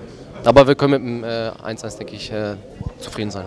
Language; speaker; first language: German; native; German